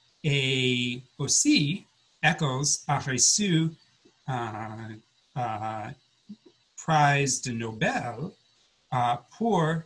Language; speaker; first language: French; non-native, learner; English